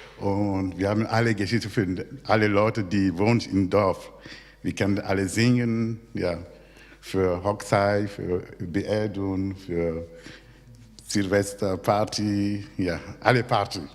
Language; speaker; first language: German; non-native, learner; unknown